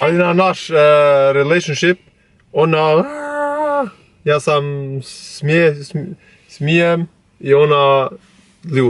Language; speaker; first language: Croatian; non-native, learner; Albanian